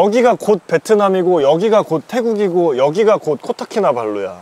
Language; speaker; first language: Korean; native; Korean